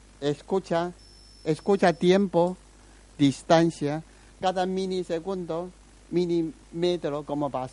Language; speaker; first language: Spanish; non-native, learner; Chinese